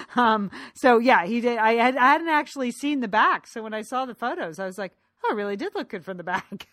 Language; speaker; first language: English; native; English